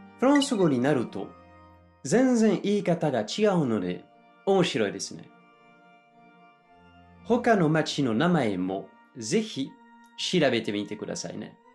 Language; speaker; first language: Japanese; non-native, fluent; French